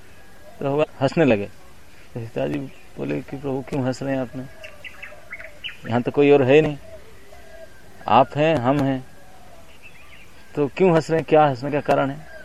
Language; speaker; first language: Hindi; non-native, local second language; Odia